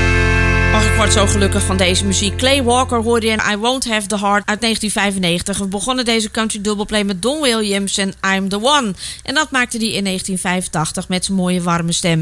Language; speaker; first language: Dutch; native; Dutch